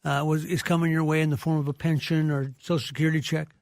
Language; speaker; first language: English; native; English